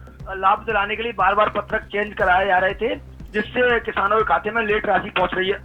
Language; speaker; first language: Hindi; native; Hindi